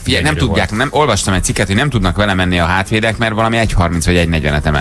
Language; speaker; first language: Hungarian; native; Hungarian